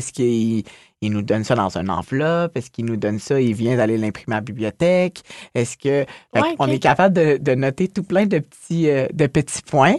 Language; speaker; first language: French; native; French